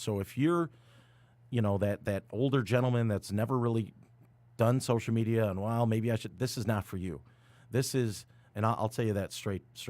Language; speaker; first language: English; native; English